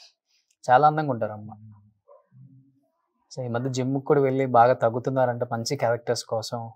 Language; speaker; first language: Telugu; native; Telugu